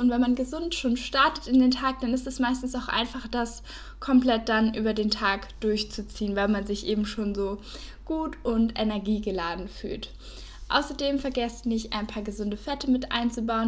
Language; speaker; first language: German; native; German